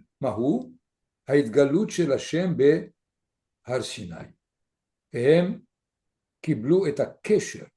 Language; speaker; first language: Hebrew; non-native, fluent; French